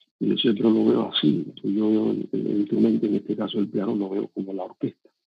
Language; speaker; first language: Spanish; native; Spanish